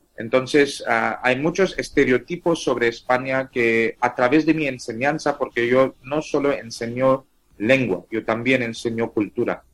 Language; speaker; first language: Spanish; non-native, fluent; Tamil